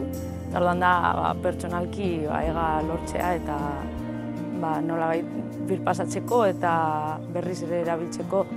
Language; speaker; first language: Basque; non-native, local second language; Spanish